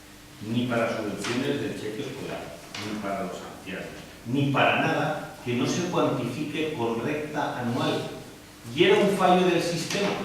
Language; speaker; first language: Spanish; native; Spanish